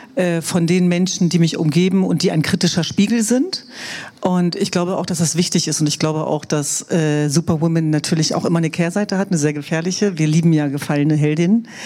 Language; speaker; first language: German; non-native, local second language; Kurdish